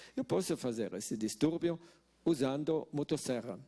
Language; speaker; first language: Portuguese; non-native, fluent; Swiss German